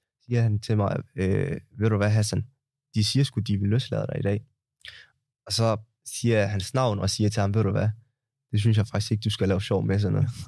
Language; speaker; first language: Danish; early bilingual, other home language; Somali